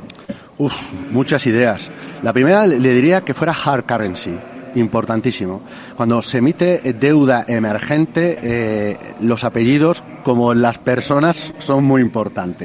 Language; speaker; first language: Spanish; native; Spanish